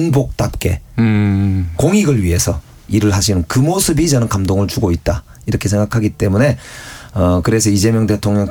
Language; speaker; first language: Korean; native; Korean